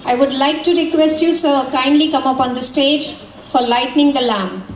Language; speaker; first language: English; non-native, local second language; Marathi